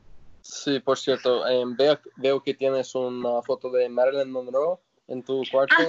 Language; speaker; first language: Spanish; non-native, fluent; English